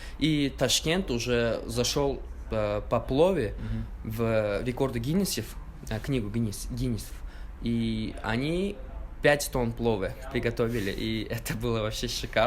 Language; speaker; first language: Russian; non-native, local second language; Uzbek